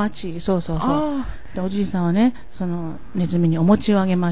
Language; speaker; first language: Japanese; native; Japanese